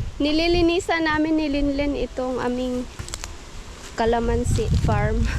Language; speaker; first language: Filipino; non-native, local second language; Cebuano